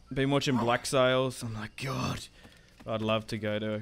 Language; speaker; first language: English; native; English